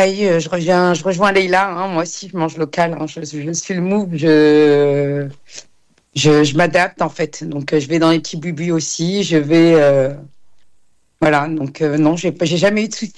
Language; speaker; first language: French; non-native, local second language; Arabic